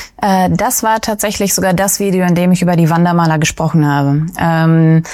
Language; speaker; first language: German; early bilingual, other home language; Russian